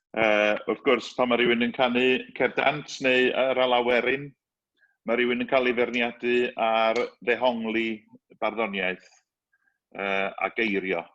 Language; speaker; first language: Welsh; native; Welsh